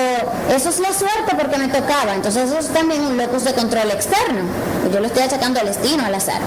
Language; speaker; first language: Spanish; native; Spanish